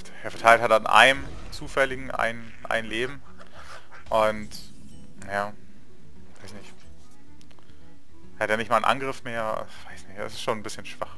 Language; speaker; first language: German; native; German